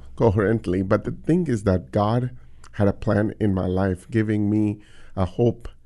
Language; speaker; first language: English; non-native, local second language; Tamil